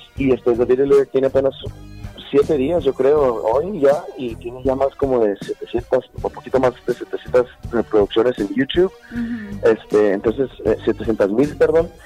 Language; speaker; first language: Spanish; early bilingual, heritage; Spanish